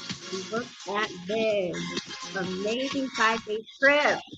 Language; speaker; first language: English; native; English